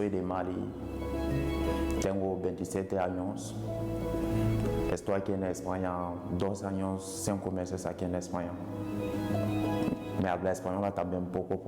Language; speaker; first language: Spanish; non-native, learner; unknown